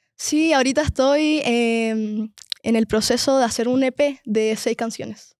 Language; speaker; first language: Spanish; native; Spanish